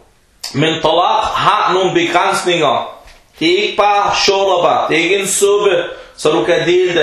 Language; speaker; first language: Danish; early bilingual, other home language; Arabic